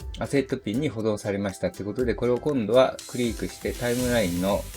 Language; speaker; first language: Japanese; native; Japanese